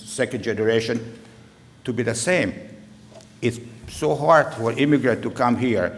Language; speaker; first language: English; non-native, learner; Serbian